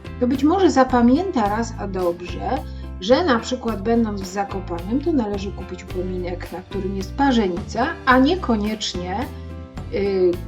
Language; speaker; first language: Polish; native; Polish